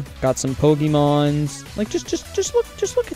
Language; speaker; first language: English; native; English